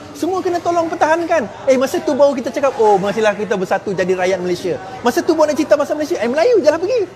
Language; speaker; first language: Malay; non-native, local second language; Chinese